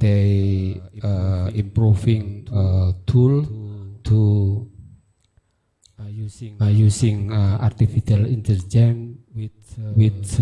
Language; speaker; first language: English; non-native, learner; Indonesian